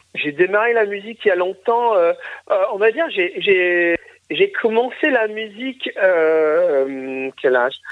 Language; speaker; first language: French; early bilingual, other home language; English